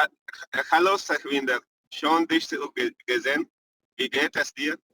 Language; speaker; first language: German; non-native, learner; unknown